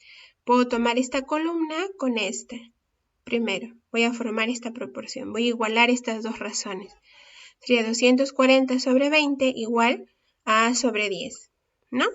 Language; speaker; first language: Spanish; native; Spanish